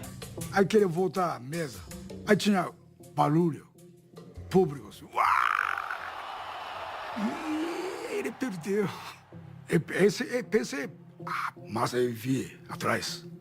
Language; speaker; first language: Portuguese; non-native, learner; Japanese